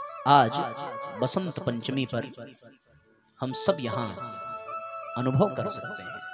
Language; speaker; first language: Hindi; native; Hindi